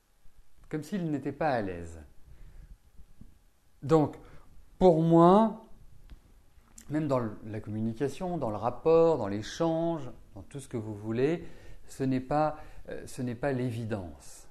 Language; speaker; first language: French; native; French